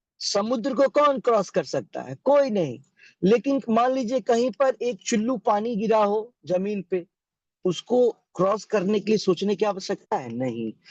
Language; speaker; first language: Hindi; native; Hindi